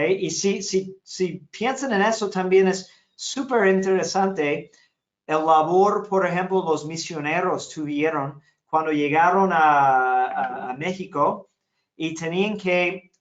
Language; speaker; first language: Spanish; non-native, fluent; English